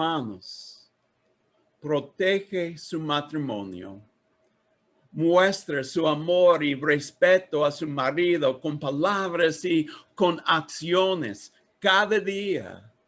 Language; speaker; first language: Spanish; non-native, learner; English